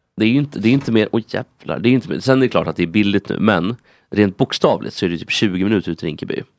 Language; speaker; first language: Swedish; early bilingual, other home language; Kabuverdianu